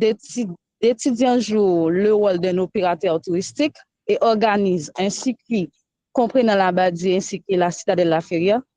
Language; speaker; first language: French; non-native, local second language; Haitian Creole